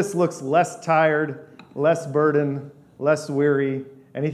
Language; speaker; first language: English; native; English